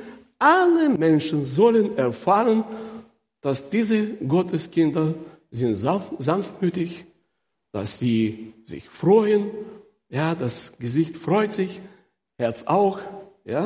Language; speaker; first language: German; non-native, fluent; Russian